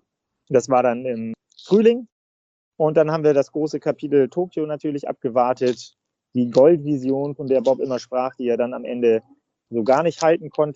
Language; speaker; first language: German; native; German